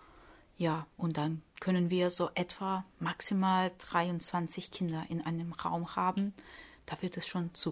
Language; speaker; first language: German; non-native, fluent; Portuguese